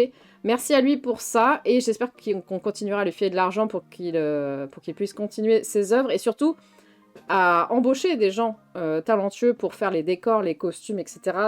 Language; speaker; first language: French; native; French